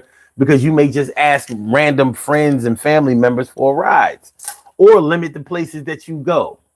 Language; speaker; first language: English; native; English